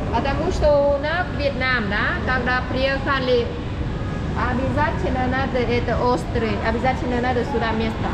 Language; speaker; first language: Russian; non-native, learner; Vietnamese